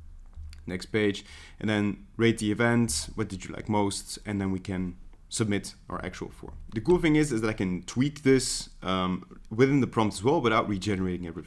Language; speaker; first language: English; non-native, fluent; Dutch